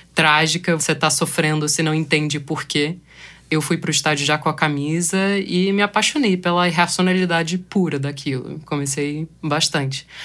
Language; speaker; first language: Portuguese; non-native, fluent; English